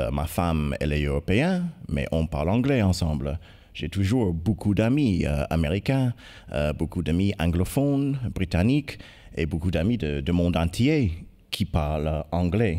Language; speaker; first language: French; non-native, fluent; English